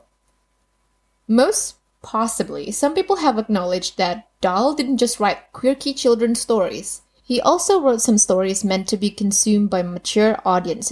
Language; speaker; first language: English; non-native, fluent; Indonesian